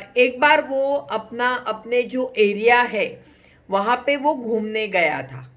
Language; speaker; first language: Hindi; non-native, local second language; Marathi